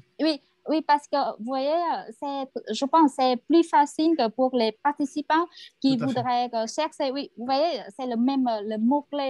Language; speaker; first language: French; non-native, fluent; Vietnamese